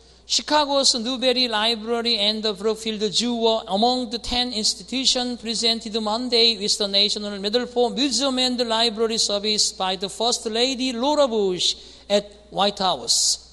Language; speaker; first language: English; non-native, fluent; Korean